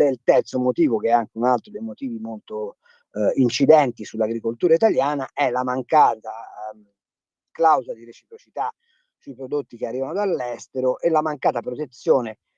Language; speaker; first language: Italian; native; Italian